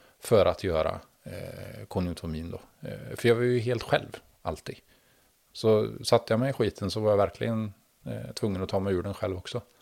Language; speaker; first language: Swedish; native; Swedish